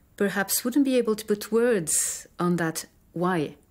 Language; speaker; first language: English; non-native, fluent; French